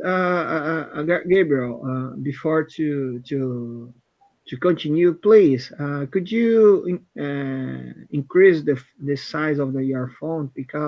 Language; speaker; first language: English; non-native, fluent; Portuguese